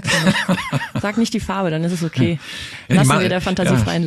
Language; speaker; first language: German; native; German